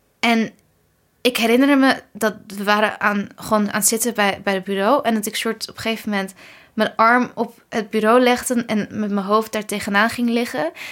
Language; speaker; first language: Dutch; early bilingual, other home language; Kurdish